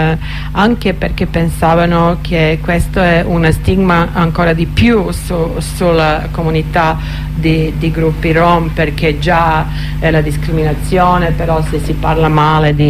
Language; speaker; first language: Italian; non-native, fluent; Serbian